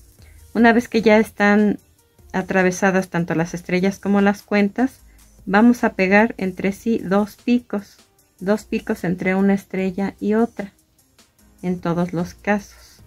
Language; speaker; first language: Spanish; native; Spanish